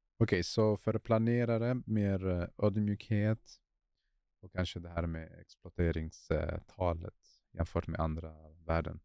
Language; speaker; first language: Swedish; non-native, fluent; Arabic